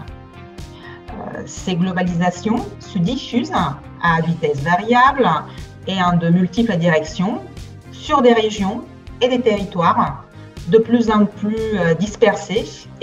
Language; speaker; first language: French; non-native, fluent; Bulgarian